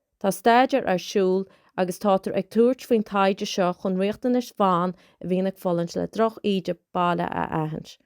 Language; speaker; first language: Irish; native; Irish